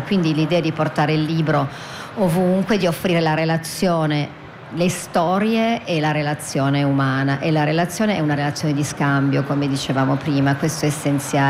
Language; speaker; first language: Italian; native; Italian